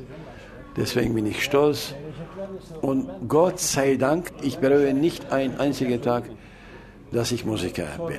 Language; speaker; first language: German; early bilingual, other home language; Turkish